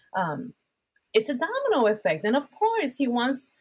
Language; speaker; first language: English; early bilingual, other home language; Spanish